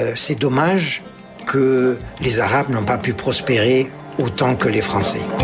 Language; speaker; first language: French; native; French